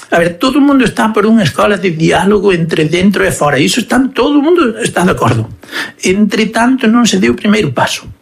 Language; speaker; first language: Galician; native; Galician